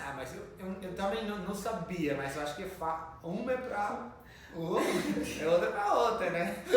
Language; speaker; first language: Portuguese; non-native, fluent; English